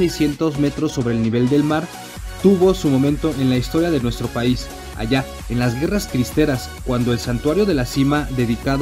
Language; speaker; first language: Spanish; native; Spanish